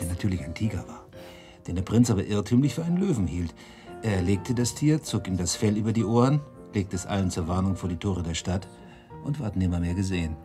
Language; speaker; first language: German; native; German